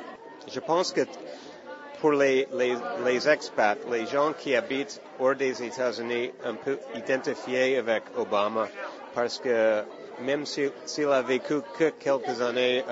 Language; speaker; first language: French; non-native, fluent; English